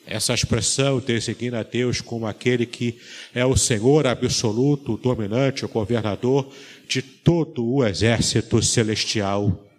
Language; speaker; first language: Portuguese; native; Portuguese